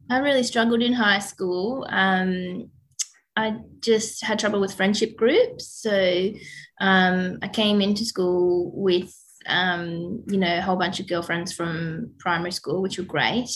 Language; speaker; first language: English; native; English